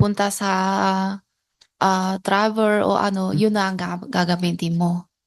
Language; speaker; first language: Filipino; non-native, learner; Chinese